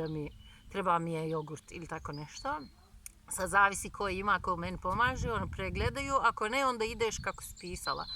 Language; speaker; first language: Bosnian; non-native, fluent; Turkish